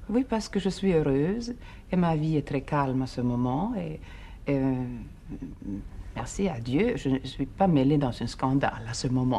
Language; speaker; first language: French; non-native, fluent; Swedish